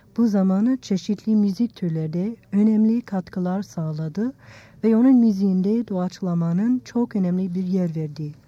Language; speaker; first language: Turkish; non-native, fluent; English